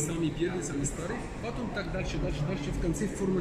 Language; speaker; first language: Russian; non-native, learner; Arabic